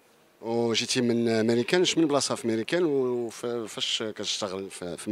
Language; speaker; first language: Arabic; native; Arabic